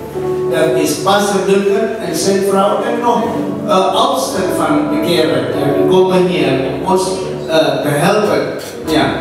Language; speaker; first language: Dutch; non-native, fluent; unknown